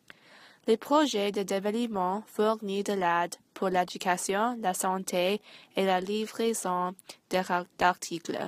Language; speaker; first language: French; non-native, learner; English